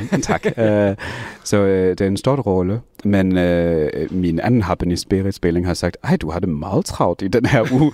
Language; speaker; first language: Danish; non-native, fluent; English